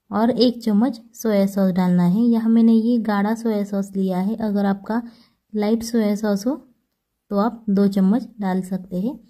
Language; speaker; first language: Hindi; non-native, local second language; Marathi